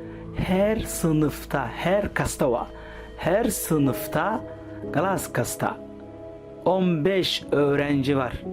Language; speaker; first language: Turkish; non-native, fluent; Somali